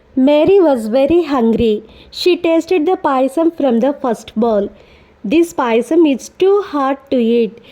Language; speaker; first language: English; non-native, local second language; Telugu